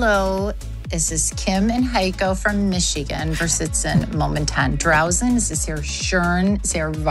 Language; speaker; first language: German; non-native, learner; English